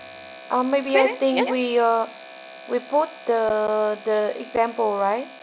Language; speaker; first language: English; non-native, learner; Vietnamese